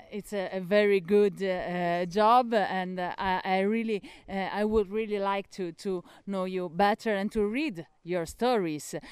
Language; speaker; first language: English; non-native, fluent; Italian